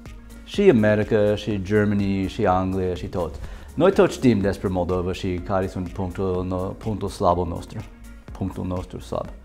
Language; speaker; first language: Romanian; non-native, learner; English